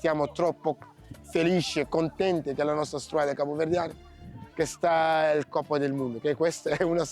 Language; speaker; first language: Italian; non-native, learner; Kabuverdianu